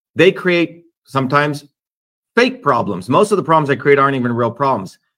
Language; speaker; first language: English; non-native, local second language; Tamil